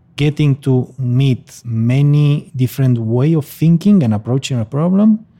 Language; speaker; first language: English; non-native, fluent; Spanish